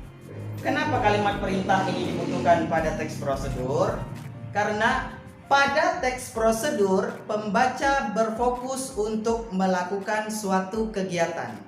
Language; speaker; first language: Indonesian; native; Indonesian